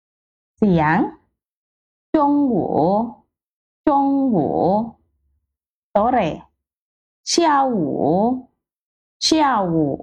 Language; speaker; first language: Chinese; non-native, fluent; Indonesian